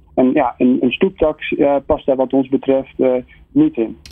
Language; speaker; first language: Dutch; native; Dutch